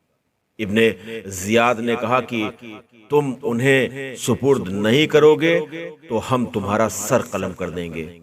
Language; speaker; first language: Urdu; native; Urdu